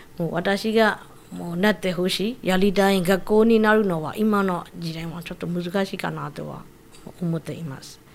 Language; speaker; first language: Japanese; non-native, fluent; Burmese